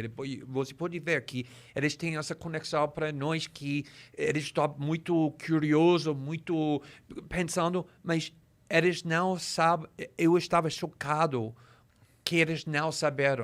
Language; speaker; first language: Portuguese; non-native, fluent; English